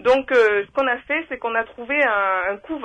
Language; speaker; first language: French; native; French